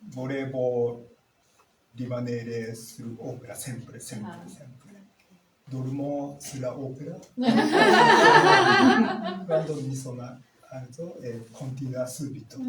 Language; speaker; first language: Italian; non-native, learner; Japanese